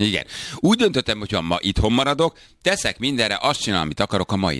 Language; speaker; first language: Hungarian; native; Hungarian